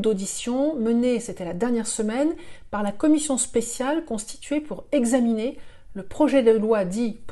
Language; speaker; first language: French; native; French